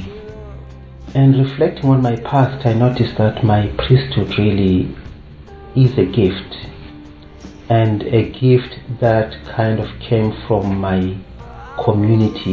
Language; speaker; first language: English; non-native, local second language; Shona